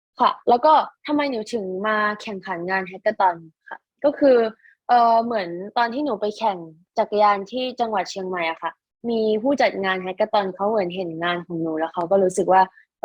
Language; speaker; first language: Thai; native; Thai